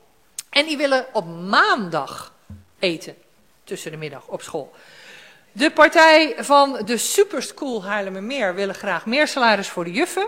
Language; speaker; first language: Dutch; native; Dutch